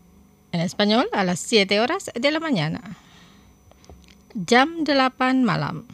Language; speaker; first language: Spanish; non-native, fluent; Indonesian